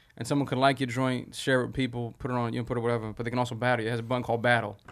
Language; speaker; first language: English; early bilingual, other home language; Spanish